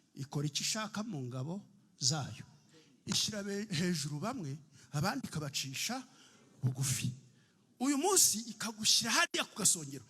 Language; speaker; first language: Kinyarwanda; early bilingual, heritage; Kinyarwanda